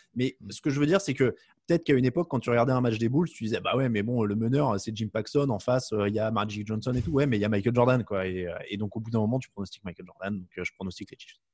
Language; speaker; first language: French; native; French